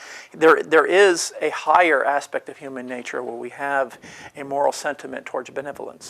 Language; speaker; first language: English; native; English